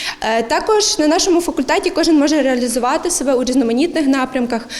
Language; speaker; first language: Ukrainian; native; Ukrainian